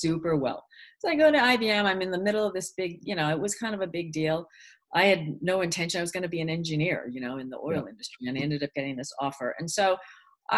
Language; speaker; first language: English; early bilingual, other home language; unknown